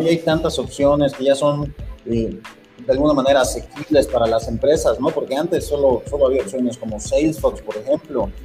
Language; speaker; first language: Spanish; native; Spanish